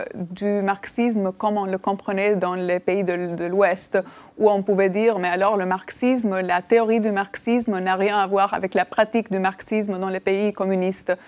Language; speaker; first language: French; non-native, fluent; Albanian